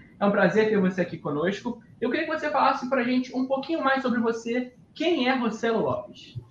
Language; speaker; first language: Portuguese; native; Portuguese